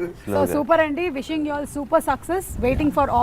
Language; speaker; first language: Telugu; native; Telugu